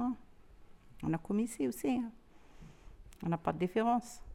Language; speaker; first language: French; non-native, learner; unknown